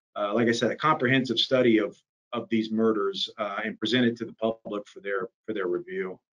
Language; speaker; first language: English; native; English